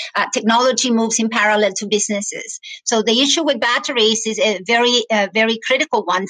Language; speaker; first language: English; non-native, fluent; Spanish